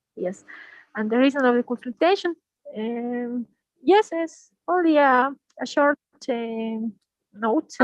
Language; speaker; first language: English; non-native, learner; Spanish